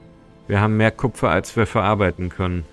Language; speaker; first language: German; native; German